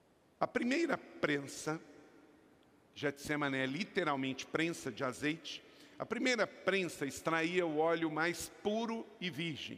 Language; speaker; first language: Portuguese; native; Portuguese